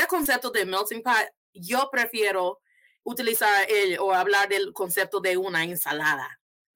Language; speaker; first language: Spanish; non-native, fluent; English